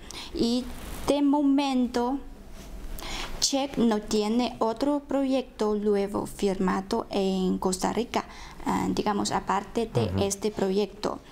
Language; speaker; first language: Spanish; non-native, fluent; Chinese